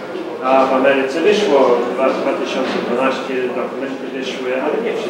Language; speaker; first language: Polish; early bilingual, heritage; Polish